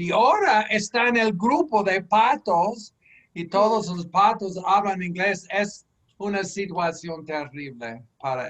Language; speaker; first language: Spanish; non-native, fluent; English